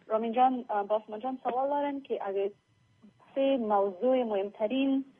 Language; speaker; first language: Persian; early bilingual, heritage; Persian